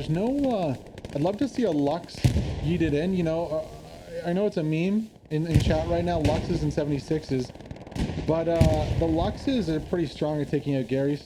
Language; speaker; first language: English; native; English